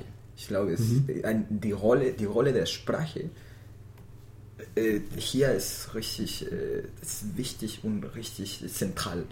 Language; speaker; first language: German; non-native, fluent; Spanish